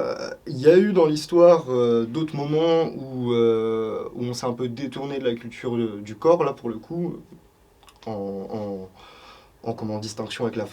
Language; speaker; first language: French; native; French